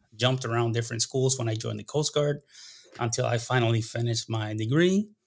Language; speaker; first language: English; non-native, fluent; Spanish